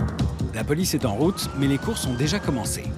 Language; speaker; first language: French; native; French